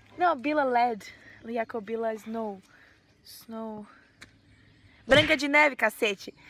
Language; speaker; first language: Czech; non-native, learner; Portuguese